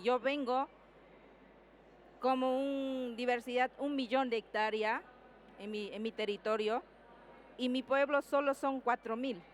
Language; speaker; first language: Spanish; non-native, local second language; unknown